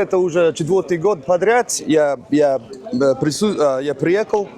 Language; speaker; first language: Russian; non-native, learner; English